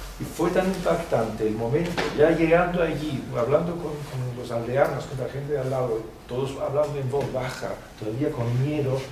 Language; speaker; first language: Spanish; non-native, fluent; German